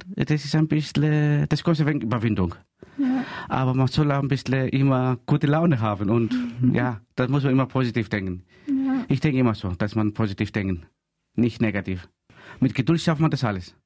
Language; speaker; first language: German; non-native, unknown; Greek